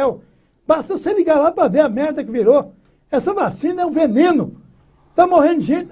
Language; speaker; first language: Portuguese; native; Portuguese